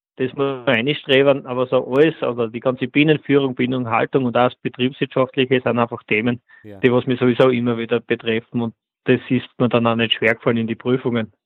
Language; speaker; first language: German; native; German